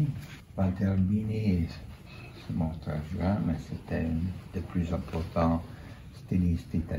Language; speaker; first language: French; non-native, fluent; Italian